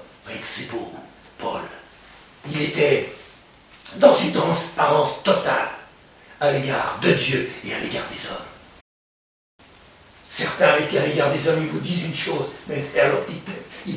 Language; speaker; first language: French; native; French